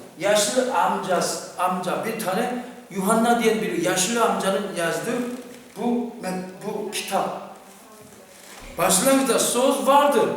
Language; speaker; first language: Turkish; non-native, fluent; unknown